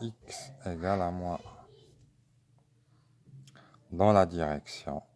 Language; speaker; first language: French; native; French